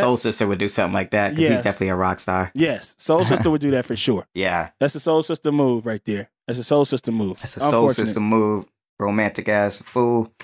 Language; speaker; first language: English; native; English